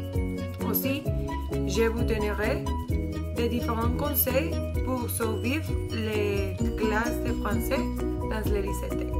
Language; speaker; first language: French; non-native, learner; Spanish